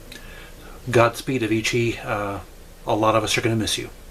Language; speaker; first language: English; native; English